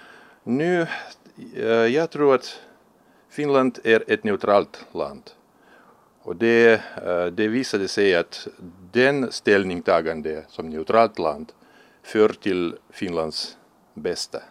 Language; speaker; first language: Swedish; non-native, fluent; Russian